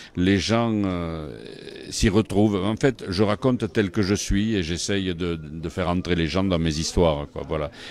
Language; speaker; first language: French; native; French